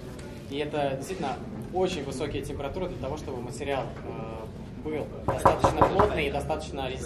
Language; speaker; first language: Russian; native; Russian